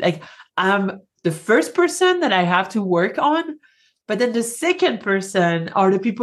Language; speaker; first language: English; non-native, fluent; French